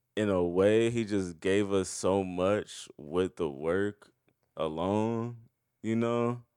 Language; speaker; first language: English; native; English